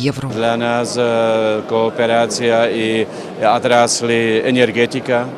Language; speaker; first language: Ukrainian; non-native, learner; Czech